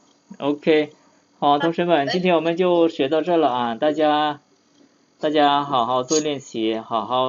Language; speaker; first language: Chinese; non-native, fluent; Lao